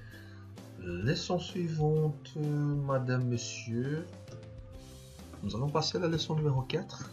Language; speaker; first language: French; non-native, fluent; Portuguese